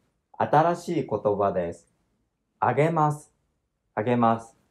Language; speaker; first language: Japanese; non-native, learner; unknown